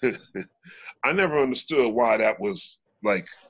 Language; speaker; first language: English; native; English